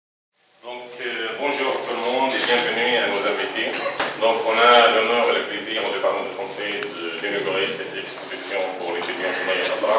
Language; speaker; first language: French; non-native, fluent; Arabic